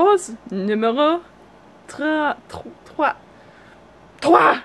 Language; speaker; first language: French; non-native, learner; English